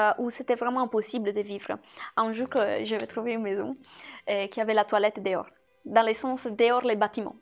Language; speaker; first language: French; non-native, fluent; Italian